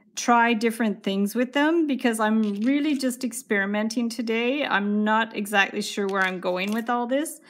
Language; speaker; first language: English; native; English